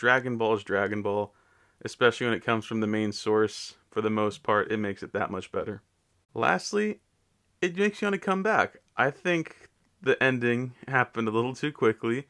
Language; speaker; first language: English; native; English